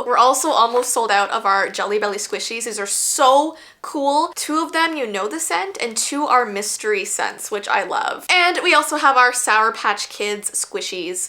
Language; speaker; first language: English; native; English